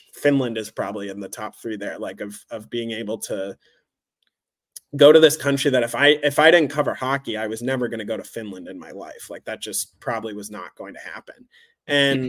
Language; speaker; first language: English; native; English